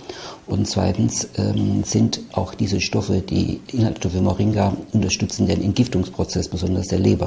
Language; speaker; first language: German; native; German